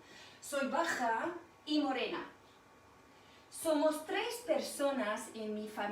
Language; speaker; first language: Spanish; non-native, fluent; English